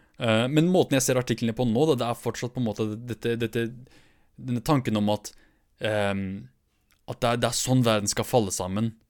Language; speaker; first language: Norwegian; early bilingual, other home language; Kurdish